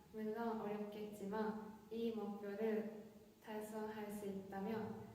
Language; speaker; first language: Korean; non-native, fluent; Japanese